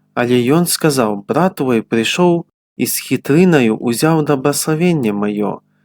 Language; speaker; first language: Belarusian; native; Belarusian